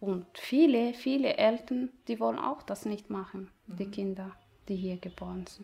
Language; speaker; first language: German; non-native, learner; Somali